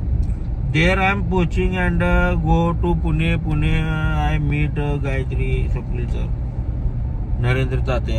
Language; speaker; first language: English; non-native, learner; Marathi